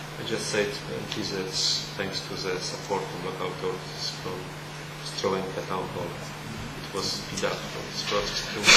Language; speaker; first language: English; non-native, learner; Polish